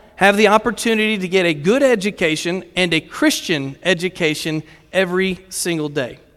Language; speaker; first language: English; native; English